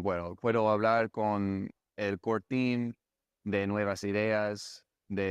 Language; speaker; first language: Spanish; non-native, fluent; English